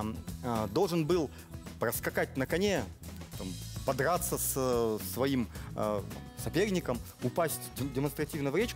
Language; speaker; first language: Russian; native; Russian